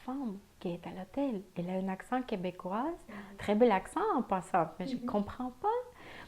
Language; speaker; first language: French; non-native, fluent; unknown